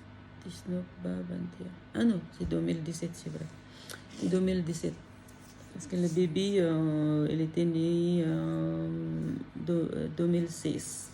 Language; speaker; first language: French; non-native, learner; Filipino